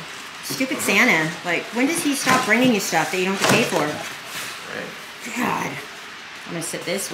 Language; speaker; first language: English; native; English